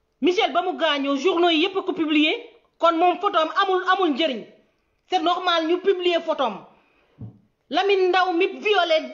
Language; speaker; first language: Wolof; native; Wolof